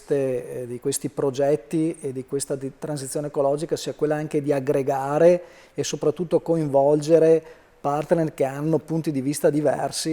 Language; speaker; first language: Italian; native; Italian